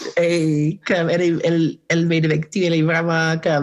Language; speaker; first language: French; non-native, learner; English